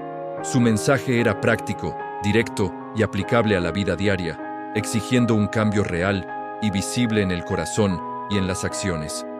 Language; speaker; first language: Spanish; native; Spanish